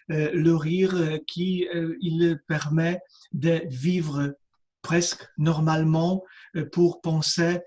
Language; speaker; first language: French; non-native, fluent; Polish